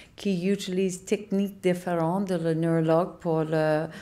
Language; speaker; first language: French; non-native, learner; English